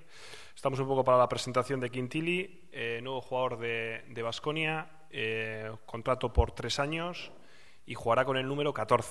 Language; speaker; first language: Spanish; native; Spanish